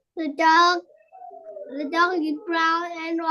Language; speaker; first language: English; non-native, learner; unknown